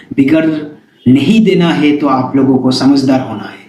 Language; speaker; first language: Hindi; non-native, local second language; Bangla